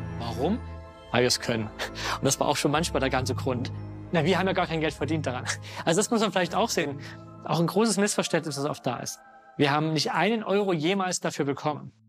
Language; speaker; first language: German; native; German